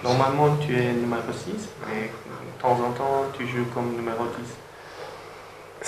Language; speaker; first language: French; non-native, learner; Turkish